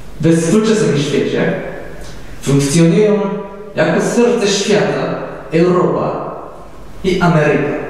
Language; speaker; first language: Polish; non-native, learner; Japanese